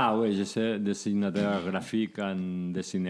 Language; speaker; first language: French; non-native, learner; Spanish